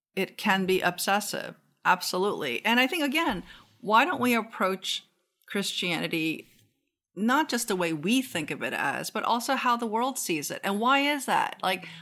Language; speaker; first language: English; non-native, fluent; Korean